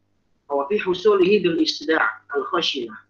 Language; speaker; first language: Arabic; non-native, fluent; Indonesian